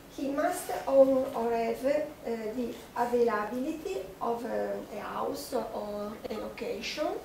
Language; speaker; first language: English; non-native, learner; Italian